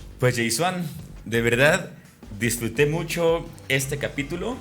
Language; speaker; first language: Spanish; native; Spanish